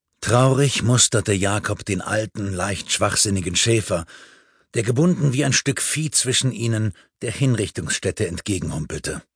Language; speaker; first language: German; native; German